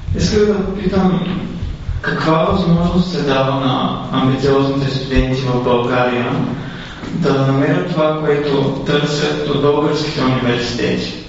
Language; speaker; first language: Bulgarian; native; Bulgarian